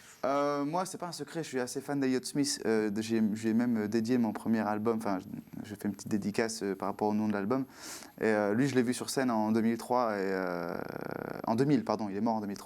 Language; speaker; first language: French; native; French